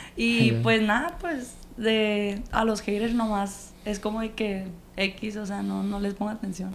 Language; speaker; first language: Spanish; native; Spanish